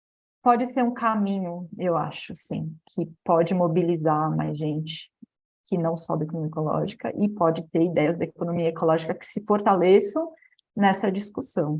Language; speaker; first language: Portuguese; native; Portuguese